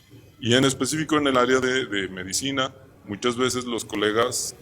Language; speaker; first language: Spanish; native; Spanish